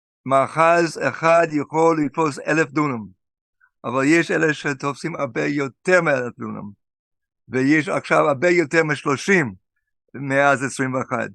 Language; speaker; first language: Hebrew; non-native, fluent; English